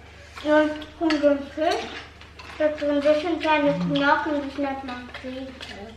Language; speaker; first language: Dutch; early bilingual, heritage; Indonesian